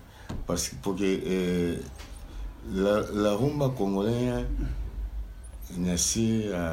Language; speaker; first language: Spanish; non-native, learner; Lingala